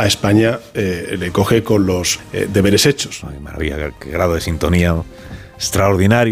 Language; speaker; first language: Spanish; native; Spanish